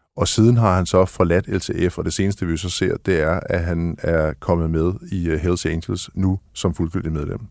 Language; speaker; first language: Danish; native; Danish